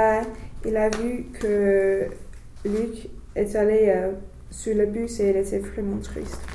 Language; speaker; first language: French; non-native, learner; English